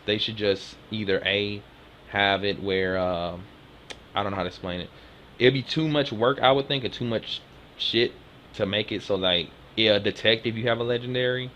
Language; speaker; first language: English; native; English